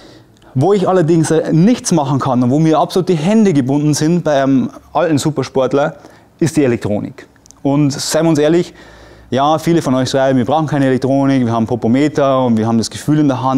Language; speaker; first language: German; native; German